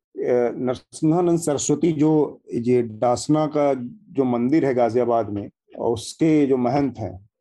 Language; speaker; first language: Hindi; native; Hindi